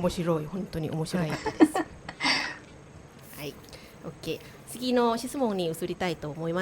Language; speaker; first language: Japanese; non-native, learner; Thai